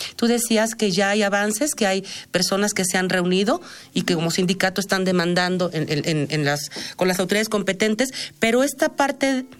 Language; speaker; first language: Spanish; native; Spanish